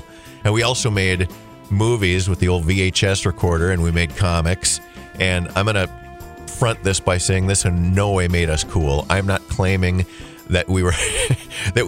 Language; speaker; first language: English; native; English